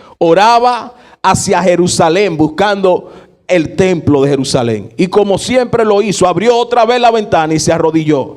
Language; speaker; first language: Spanish; native; Spanish